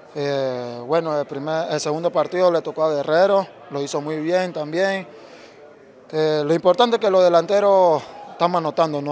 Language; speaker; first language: Spanish; native; Spanish